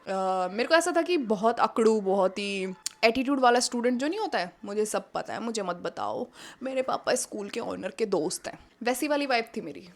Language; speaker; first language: Hindi; native; Hindi